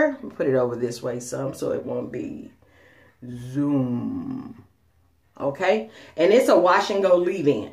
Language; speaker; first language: English; native; English